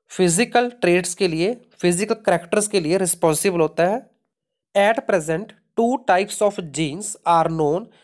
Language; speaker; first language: Hindi; non-native, local second language; Punjabi